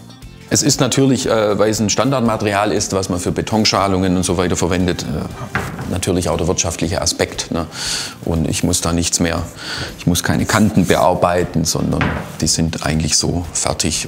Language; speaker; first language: German; native; German